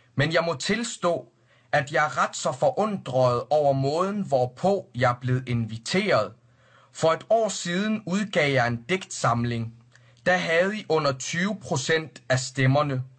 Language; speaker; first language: Danish; early bilingual, other home language; Arabic